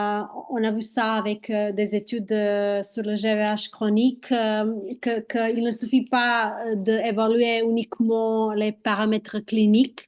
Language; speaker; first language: French; non-native, fluent; Croatian